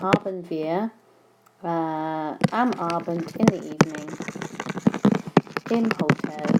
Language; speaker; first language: German; non-native, fluent; English